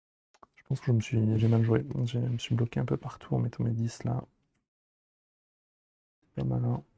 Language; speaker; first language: French; native; French